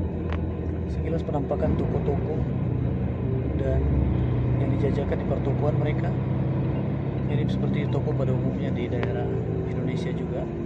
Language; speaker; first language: Indonesian; native; Indonesian